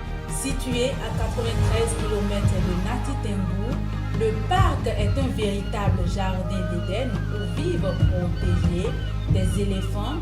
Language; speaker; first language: French; native; French